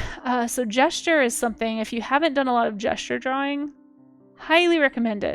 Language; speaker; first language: English; native; English